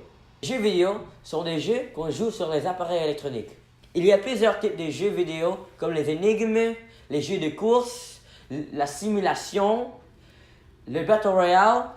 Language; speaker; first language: French; non-native, fluent; English